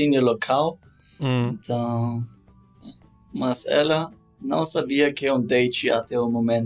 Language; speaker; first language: Portuguese; non-native, learner; German